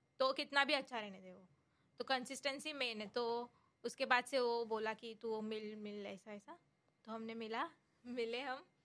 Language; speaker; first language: Hindi; non-native, local second language; Marathi